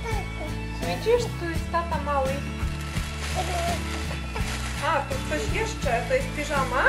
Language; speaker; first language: Polish; non-native, fluent; Ukrainian